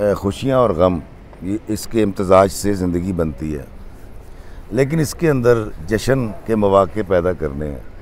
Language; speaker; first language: Urdu; non-native, local second language; Punjabi